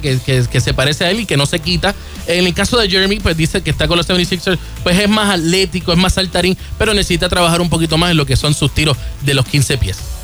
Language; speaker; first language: Spanish; native; Spanish